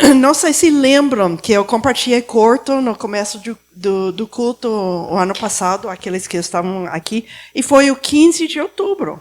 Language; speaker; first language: Portuguese; non-native, fluent; Spanish